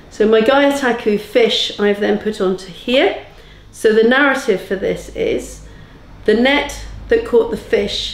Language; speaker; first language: English; native; English